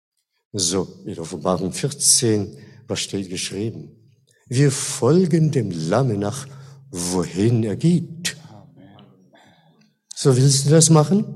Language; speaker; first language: German; non-native, fluent; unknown